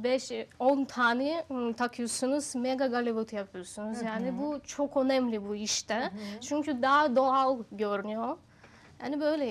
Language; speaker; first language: Turkish; non-native, learner; Russian